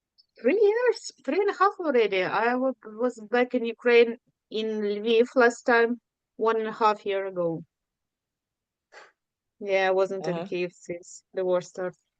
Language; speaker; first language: English; non-native, learner; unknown